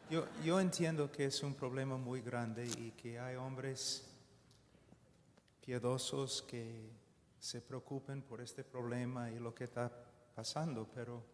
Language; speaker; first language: Spanish; non-native, fluent; English